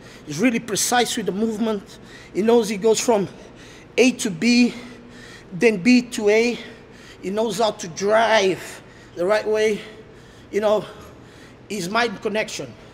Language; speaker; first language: English; non-native, fluent; Portuguese